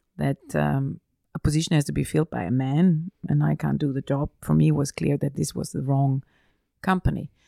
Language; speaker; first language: English; non-native, fluent; German